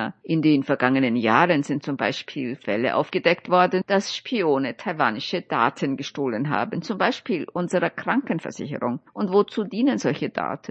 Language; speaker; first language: German; native; German